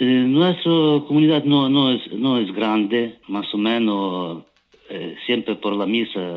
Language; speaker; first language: Spanish; non-native, learner; Ukrainian